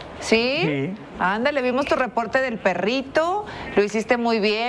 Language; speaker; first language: Spanish; native; Spanish